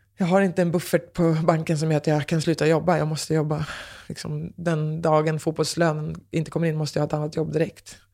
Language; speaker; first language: Swedish; native; Swedish